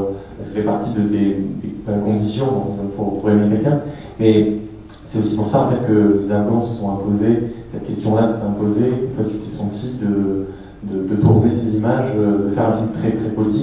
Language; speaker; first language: French; native; French